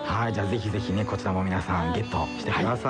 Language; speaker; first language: Japanese; native; Japanese